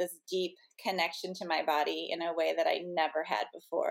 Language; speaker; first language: English; native; English